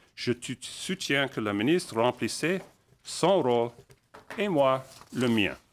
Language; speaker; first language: French; non-native, local second language; English